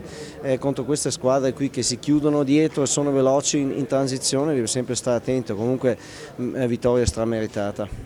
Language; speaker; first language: Italian; non-native, local second language; German